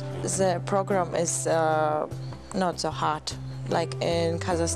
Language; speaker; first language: English; non-native, learner; German